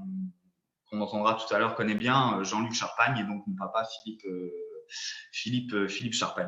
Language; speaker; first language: French; native; French